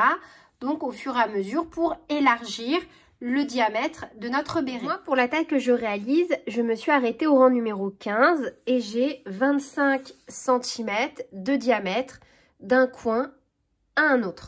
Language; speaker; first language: French; native; French